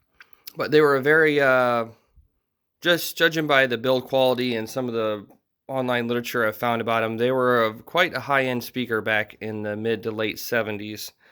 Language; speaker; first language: English; native; English